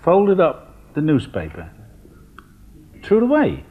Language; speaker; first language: English; non-native, fluent; Dutch